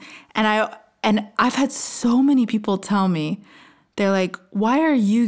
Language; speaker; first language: English; native; English